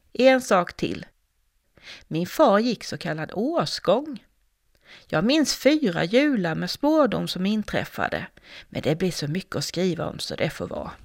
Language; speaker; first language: Swedish; native; Swedish